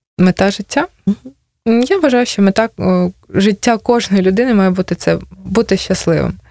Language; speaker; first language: Ukrainian; native; Ukrainian